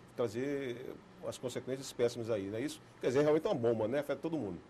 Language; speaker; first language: Portuguese; native; Portuguese